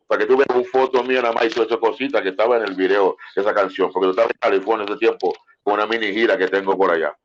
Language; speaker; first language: Spanish; non-native, fluent; English